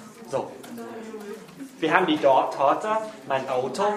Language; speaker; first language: German; non-native, fluent; Vietnamese